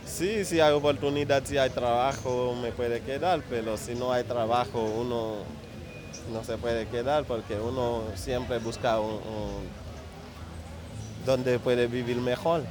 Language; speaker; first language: Spanish; non-native, learner; Haitian Creole